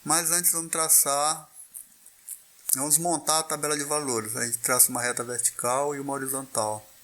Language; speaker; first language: Portuguese; native; Portuguese